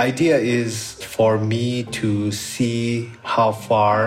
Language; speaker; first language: English; non-native, local second language; Sherpa